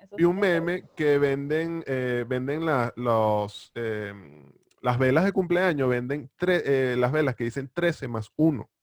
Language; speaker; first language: Spanish; native; Spanish